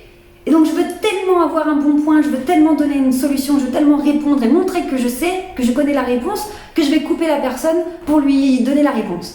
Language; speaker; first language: French; native; French